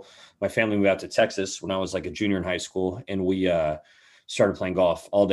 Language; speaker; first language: English; native; English